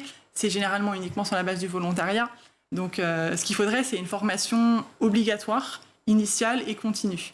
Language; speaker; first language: French; native; French